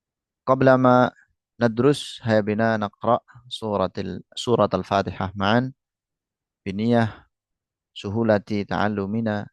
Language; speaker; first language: Arabic; non-native, fluent; Indonesian